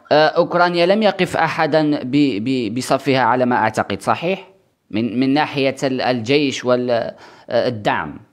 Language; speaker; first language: Arabic; native; Arabic